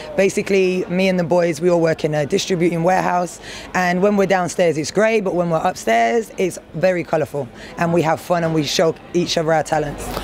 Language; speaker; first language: English; native; English